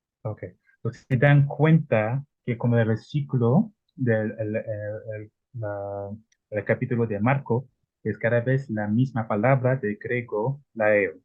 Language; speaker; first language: Spanish; non-native, learner; Italian